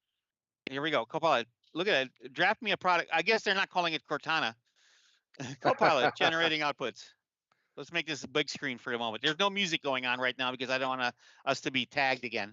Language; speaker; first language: English; native; English